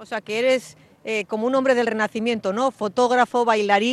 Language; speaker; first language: Spanish; native; Spanish